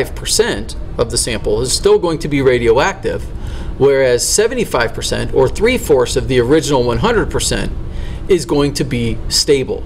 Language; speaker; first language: English; native; English